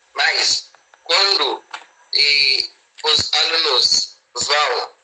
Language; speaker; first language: Portuguese; non-native, fluent; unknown